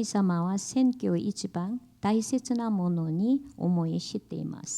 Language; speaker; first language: Japanese; non-native, learner; Korean